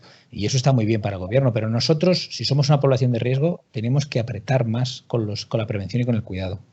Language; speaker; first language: Spanish; native; Spanish